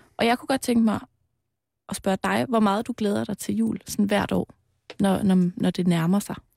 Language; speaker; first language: Danish; native; Danish